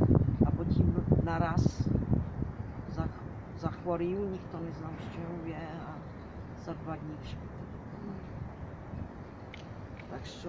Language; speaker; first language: Czech; non-native, local second language; Ukrainian